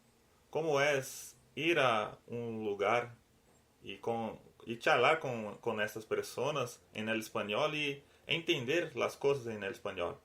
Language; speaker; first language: Spanish; non-native, learner; Portuguese